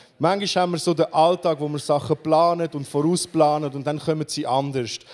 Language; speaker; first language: German; non-native, fluent; Romanian